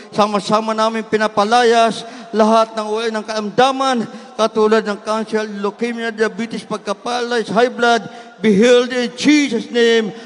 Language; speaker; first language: Filipino; native; Filipino